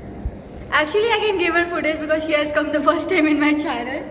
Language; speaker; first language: English; non-native, local second language; Hindi